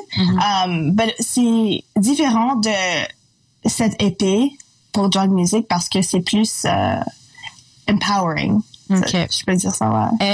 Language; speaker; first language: French; non-native, local second language; English